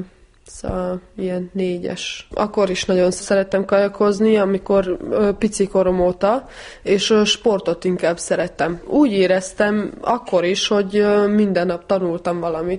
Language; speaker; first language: Hungarian; non-native, fluent; Serbian